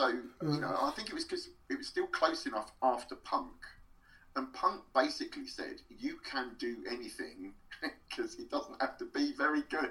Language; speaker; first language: English; native; English